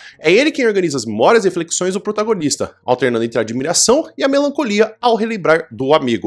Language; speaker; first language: Portuguese; native; Portuguese